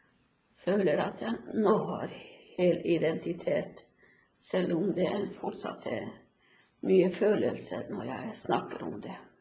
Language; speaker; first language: Norwegian; non-native, local second language; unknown